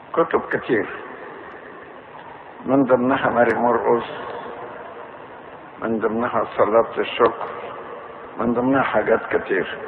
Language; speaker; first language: Arabic; native; Arabic